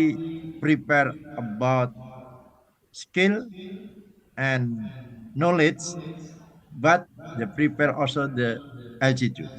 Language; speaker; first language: English; non-native, fluent; Indonesian